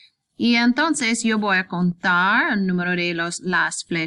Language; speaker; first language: Spanish; non-native, learner; English